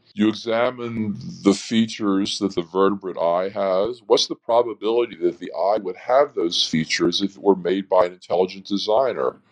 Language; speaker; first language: English; native; English